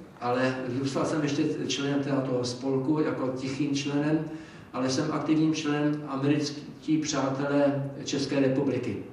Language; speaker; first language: Czech; native; Czech